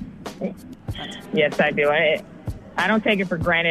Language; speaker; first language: English; native; English